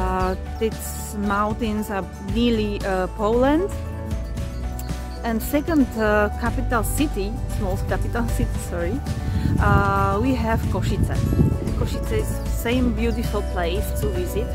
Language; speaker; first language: English; non-native, learner; Slovak